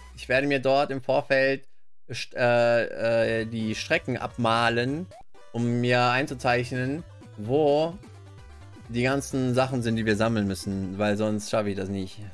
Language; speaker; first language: German; native; German